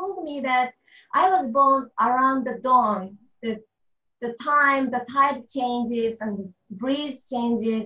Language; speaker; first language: English; non-native, learner; Japanese